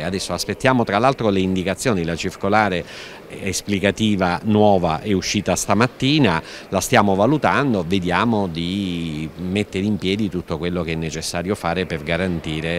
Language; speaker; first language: Italian; native; Italian